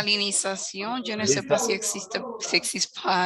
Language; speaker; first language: French; non-native, learner; Spanish